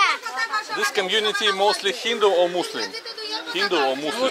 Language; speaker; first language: English; non-native, learner; Russian